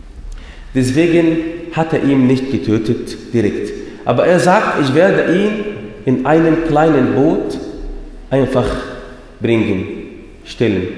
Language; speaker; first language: German; non-native, fluent; Arabic